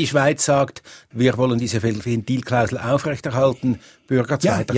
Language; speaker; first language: German; native; German